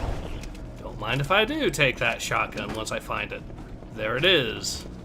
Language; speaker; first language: English; native; English